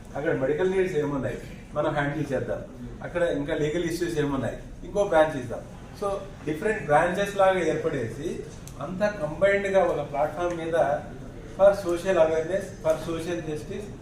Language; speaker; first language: Telugu; non-native, local second language; Lambadi